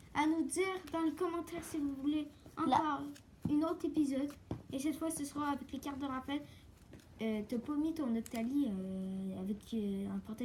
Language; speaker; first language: French; native; French